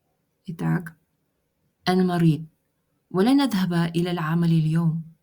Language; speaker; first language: Arabic; non-native, fluent; Russian